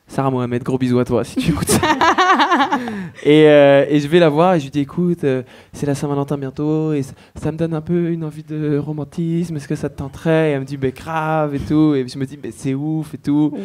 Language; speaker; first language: French; native; French